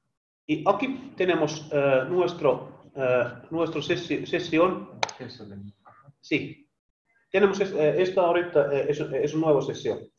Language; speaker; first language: Spanish; non-native, learner; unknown